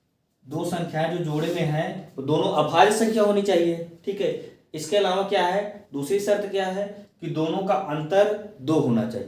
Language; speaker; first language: Hindi; native; Hindi